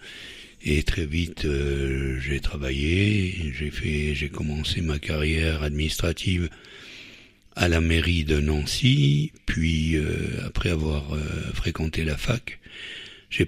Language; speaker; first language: French; native; French